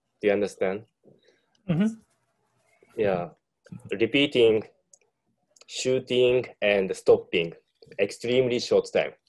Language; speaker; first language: English; non-native, learner; Japanese